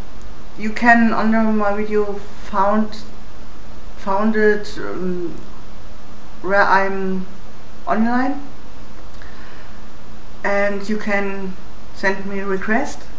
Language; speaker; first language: English; non-native, learner; German